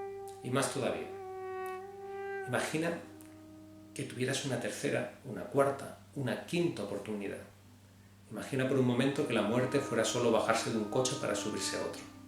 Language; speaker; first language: Spanish; native; Spanish